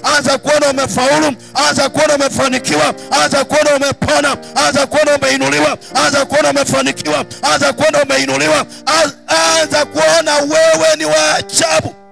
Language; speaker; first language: Swahili; non-native, local second language; Luyia